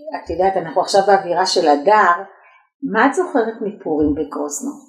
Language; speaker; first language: Hebrew; native; Hebrew